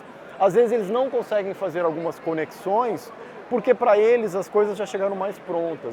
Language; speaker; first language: Portuguese; native; Portuguese